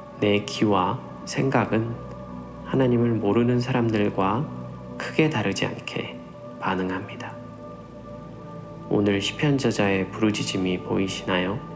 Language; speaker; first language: Korean; native; Korean